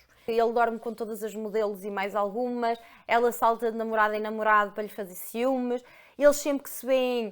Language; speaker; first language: Portuguese; native; Portuguese